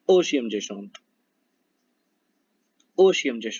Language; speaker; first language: Polish; non-native, learner; Hindi